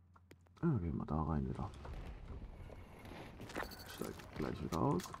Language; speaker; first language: German; native; German